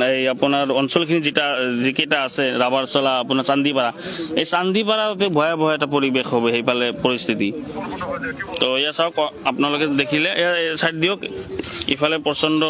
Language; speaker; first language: Assamese; non-native, local second language; Bangla